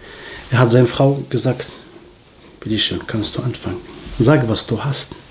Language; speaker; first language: German; non-native, learner; Arabic